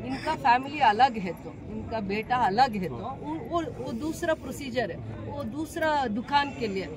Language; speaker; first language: Hindi; non-native, local second language; Kannada